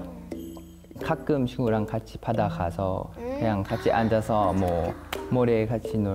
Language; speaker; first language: Korean; non-native, fluent; Thai